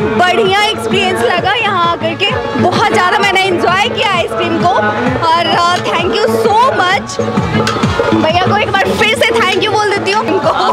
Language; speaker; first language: Hindi; native; Hindi